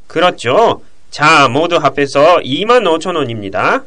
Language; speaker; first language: Korean; non-native, fluent; Japanese